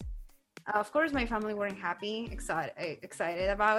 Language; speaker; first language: English; non-native, fluent; Spanish